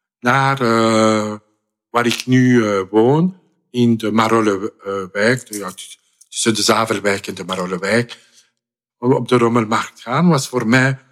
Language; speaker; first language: Dutch; non-native, fluent; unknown